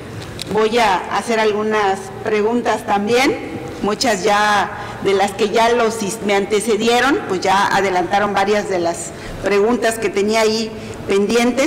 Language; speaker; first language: Spanish; native; Spanish